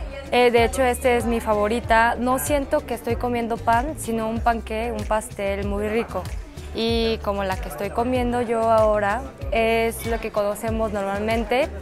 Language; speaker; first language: Spanish; non-native, fluent; Korean